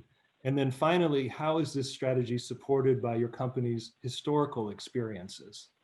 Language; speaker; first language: English; native; English